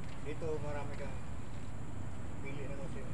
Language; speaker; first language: Filipino; non-native, local second language; Surigaonon